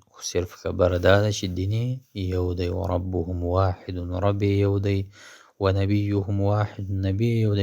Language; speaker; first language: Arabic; non-native, fluent; Pashto